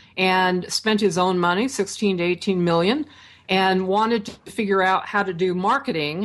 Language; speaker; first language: English; native; English